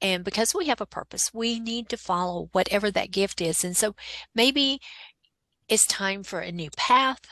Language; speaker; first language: English; native; English